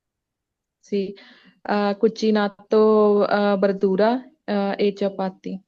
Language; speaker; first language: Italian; non-native, learner; Punjabi